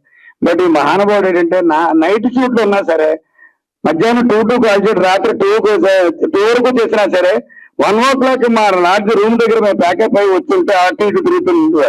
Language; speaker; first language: Telugu; native; Telugu